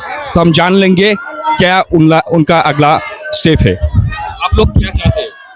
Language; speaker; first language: Hindi; non-native, local second language; Bangla